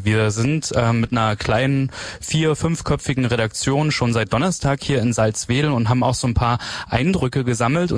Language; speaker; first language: German; native; German